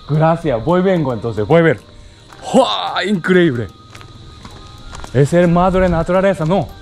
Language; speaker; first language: Spanish; non-native, learner; Japanese